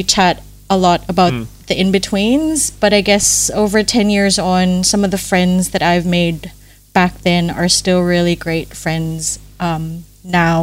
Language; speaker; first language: English; non-native, local second language; Filipino